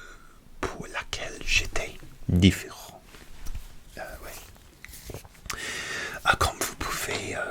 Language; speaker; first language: French; non-native, learner; English